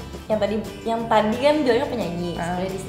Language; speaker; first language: Indonesian; native; Indonesian